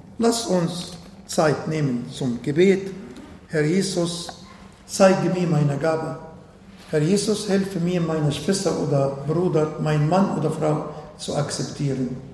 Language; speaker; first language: German; non-native, fluent; Arabic